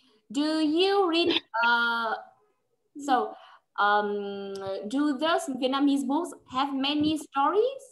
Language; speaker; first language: English; non-native, fluent; Vietnamese